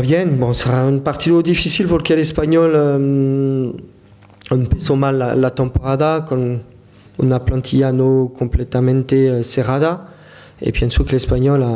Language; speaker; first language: Spanish; non-native, fluent; French